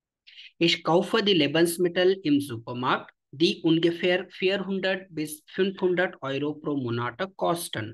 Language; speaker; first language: German; non-native, learner; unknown